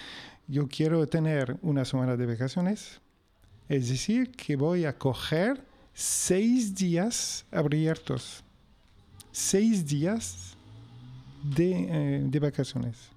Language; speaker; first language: Spanish; non-native, local second language; French